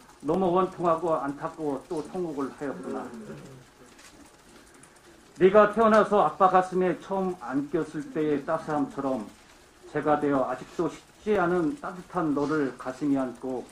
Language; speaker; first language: Korean; native; Korean